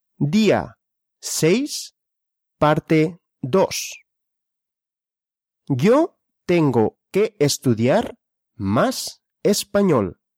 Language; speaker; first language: Spanish; non-native, fluent; Russian